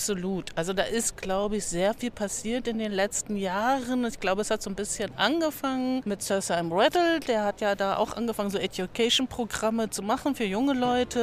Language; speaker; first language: German; native; German